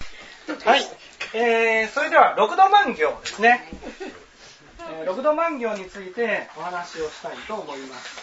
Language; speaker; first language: Japanese; native; Japanese